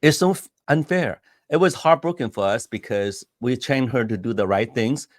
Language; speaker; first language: English; non-native, fluent; Chinese